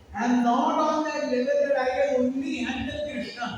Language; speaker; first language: English; non-native, local second language; Hindi